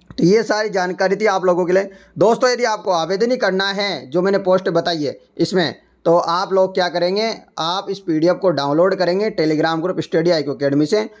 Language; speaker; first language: Hindi; native; Hindi